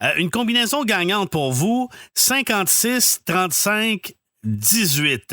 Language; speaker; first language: French; native; French